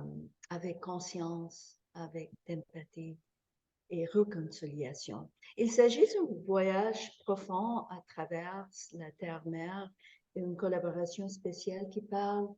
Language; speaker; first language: French; non-native, fluent; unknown